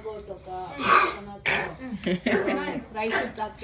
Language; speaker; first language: Japanese; non-native, learner; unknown